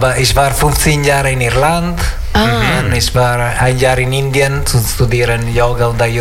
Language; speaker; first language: German; non-native, learner; Italian